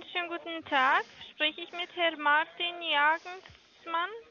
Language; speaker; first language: German; non-native, learner; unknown